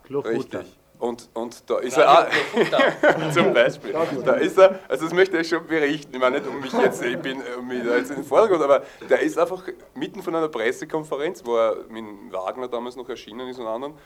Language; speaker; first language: German; native; German